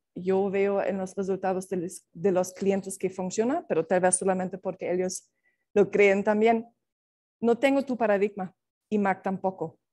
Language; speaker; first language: Spanish; non-native, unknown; German